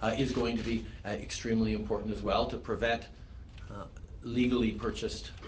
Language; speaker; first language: English; early bilingual, other home language; French